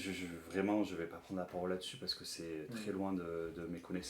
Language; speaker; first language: French; native; French